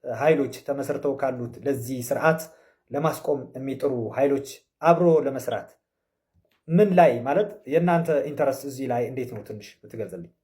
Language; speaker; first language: Amharic; non-native, local second language; Tigrinya